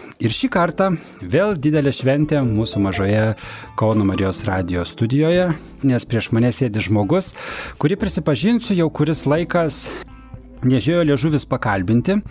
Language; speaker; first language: Lithuanian; native; Lithuanian